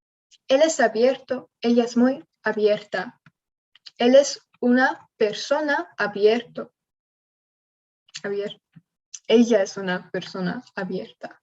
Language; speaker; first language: Spanish; non-native, learner; English